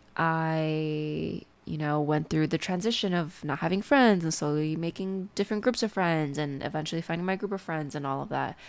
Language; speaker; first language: English; native; English